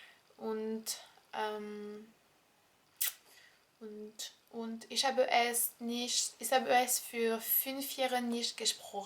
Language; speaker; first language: German; non-native, learner; French